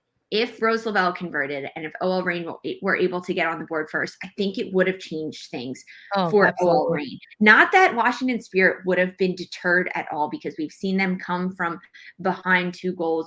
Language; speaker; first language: English; native; English